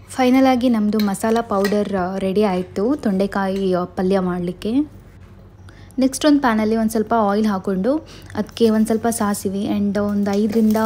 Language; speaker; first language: Kannada; non-native, local second language; Tulu